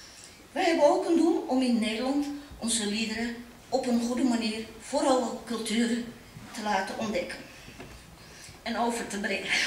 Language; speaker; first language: Dutch; early bilingual, other home language; Turkish